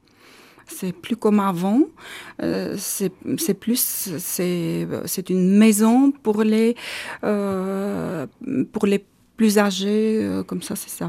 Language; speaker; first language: French; non-native, learner; Armenian